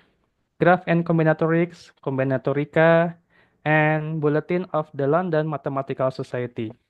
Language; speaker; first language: English; non-native, fluent; Indonesian